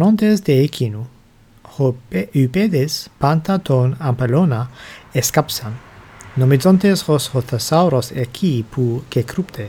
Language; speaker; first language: Greek; non-native, learner; English